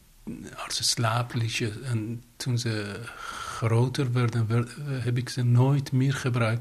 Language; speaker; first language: Dutch; non-native, fluent; Persian